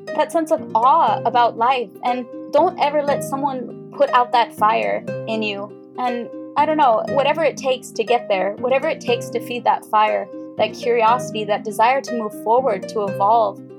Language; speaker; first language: English; native; English